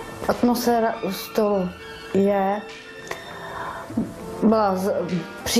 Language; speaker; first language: Czech; non-native, learner; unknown